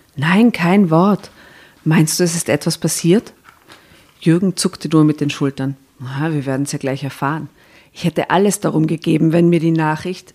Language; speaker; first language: German; early bilingual, other home language; Serbian